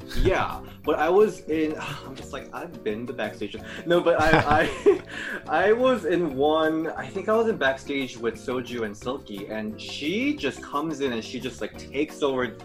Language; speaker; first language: English; non-native, fluent; Korean